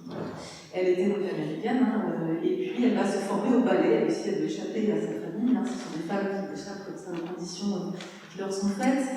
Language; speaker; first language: French; native; French